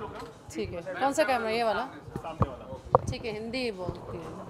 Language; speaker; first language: Hindi; early bilingual, heritage; English